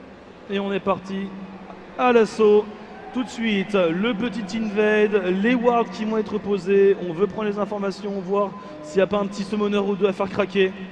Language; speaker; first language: French; native; French